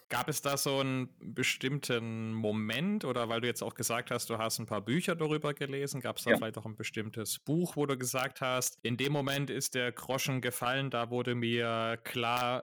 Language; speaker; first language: German; native; German